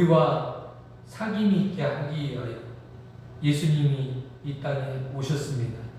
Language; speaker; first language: Korean; native; Korean